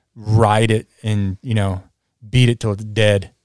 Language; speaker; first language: English; native; English